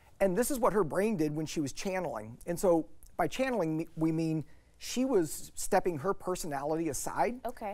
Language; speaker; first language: English; native; English